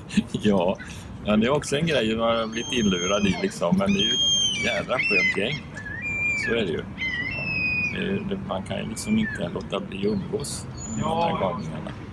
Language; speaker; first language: Swedish; native; Swedish